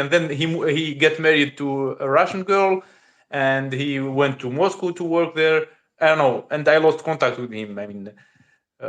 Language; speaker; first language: English; non-native, learner; Russian